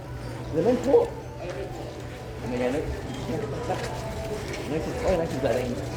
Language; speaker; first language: French; native; French